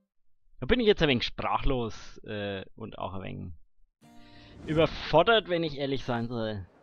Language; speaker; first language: German; native; German